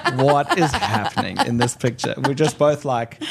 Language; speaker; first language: English; native; English